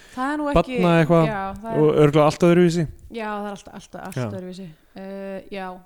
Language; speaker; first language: Icelandic; native; Icelandic